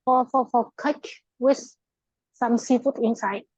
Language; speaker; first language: English; non-native, learner; Vietnamese